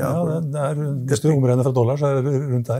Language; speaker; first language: Norwegian; native; Norwegian